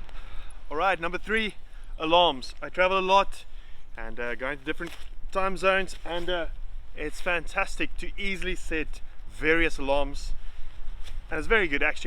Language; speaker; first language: English; native; English